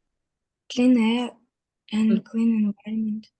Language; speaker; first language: English; non-native, learner; Russian